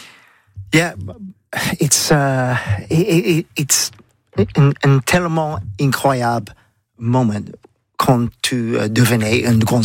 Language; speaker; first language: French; non-native, learner; English